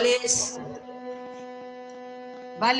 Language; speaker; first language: Spanish; native; Spanish